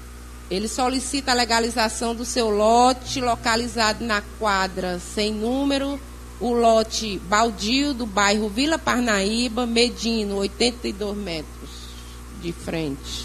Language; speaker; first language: Portuguese; native; Portuguese